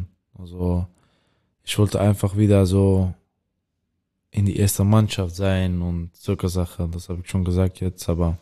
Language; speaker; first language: German; non-native, learner; Dutch